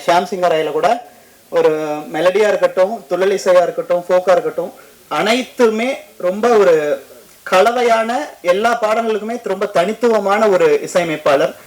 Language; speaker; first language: Tamil; native; Tamil